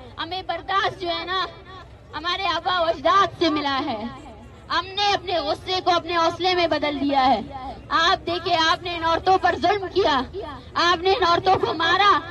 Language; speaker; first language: Urdu; non-native, local second language; Baluchi